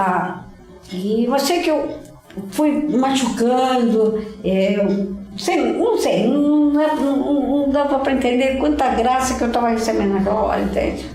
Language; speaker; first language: Portuguese; native; Portuguese